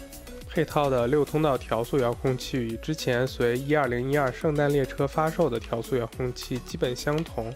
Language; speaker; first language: Chinese; native; Chinese